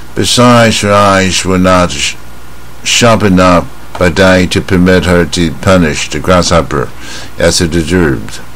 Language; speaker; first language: English; non-native, fluent; Chinese